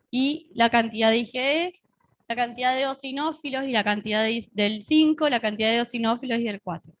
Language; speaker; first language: Spanish; native; Spanish